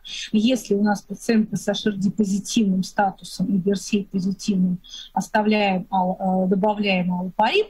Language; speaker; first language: Russian; native; Russian